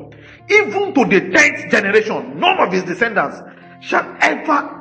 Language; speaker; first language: English; non-native, local second language; Yoruba